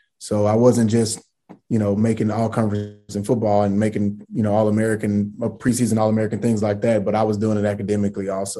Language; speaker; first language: English; native; English